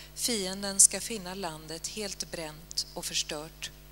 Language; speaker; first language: Swedish; native; Swedish